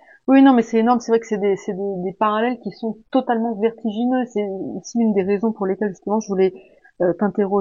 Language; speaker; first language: French; native; French